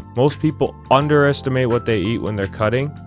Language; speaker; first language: English; native; English